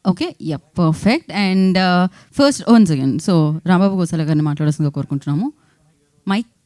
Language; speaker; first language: Telugu; native; Telugu